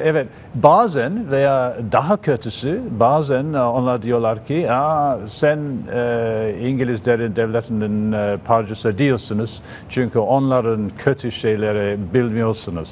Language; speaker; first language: Turkish; non-native, fluent; English